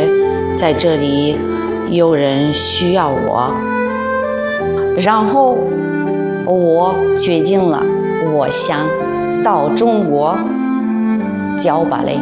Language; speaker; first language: Chinese; non-native, fluent; Russian